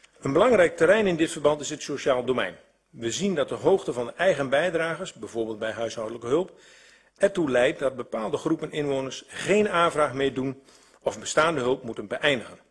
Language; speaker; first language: Dutch; native; Dutch